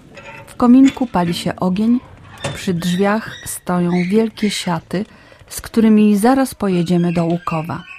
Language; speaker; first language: Polish; native; Polish